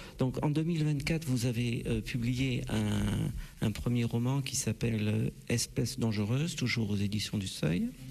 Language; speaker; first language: French; native; French